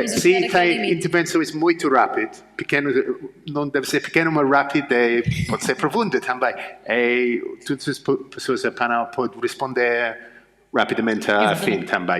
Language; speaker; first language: Portuguese; non-native, learner; English